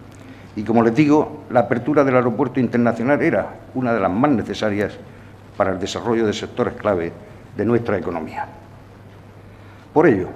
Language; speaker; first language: Spanish; native; Spanish